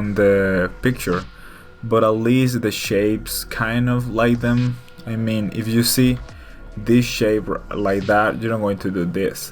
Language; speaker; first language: English; non-native, fluent; Spanish